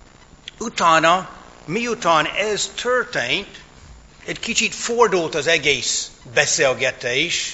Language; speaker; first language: Hungarian; non-native, fluent; English